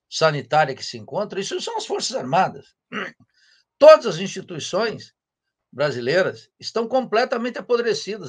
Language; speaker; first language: Portuguese; native; Portuguese